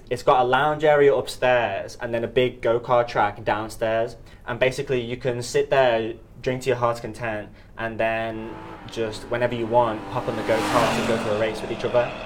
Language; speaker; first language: English; native; English